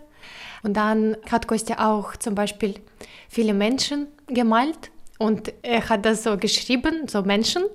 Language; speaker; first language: German; non-native, learner; Ukrainian